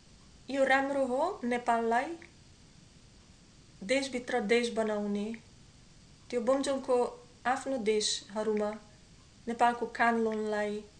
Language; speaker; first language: Nepali; non-native, learner; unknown